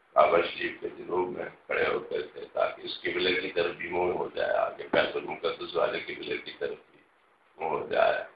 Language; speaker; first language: Urdu; non-native, local second language; Punjabi